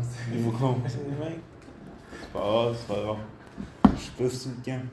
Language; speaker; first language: French; non-native, learner; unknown